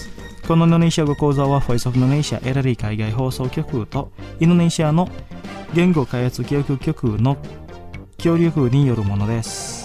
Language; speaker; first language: Japanese; non-native, fluent; Indonesian